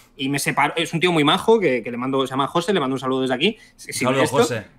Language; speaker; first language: Spanish; native; Spanish